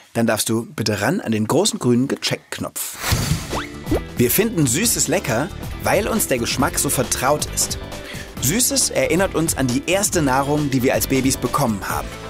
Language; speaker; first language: German; native; German